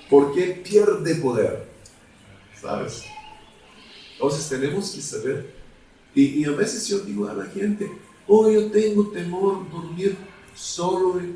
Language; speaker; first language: Spanish; non-native, fluent; Bulgarian